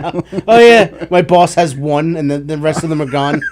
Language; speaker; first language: English; native; English